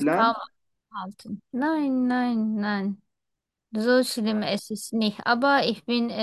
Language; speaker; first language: German; non-native, fluent; Turkish